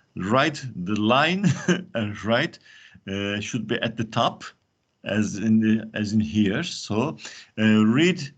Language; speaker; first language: English; non-native, fluent; Turkish